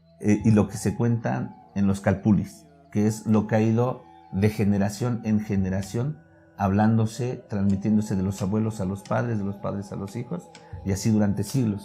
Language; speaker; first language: Spanish; native; Spanish